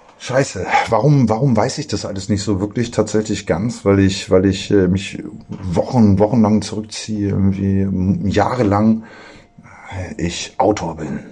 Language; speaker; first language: German; native; German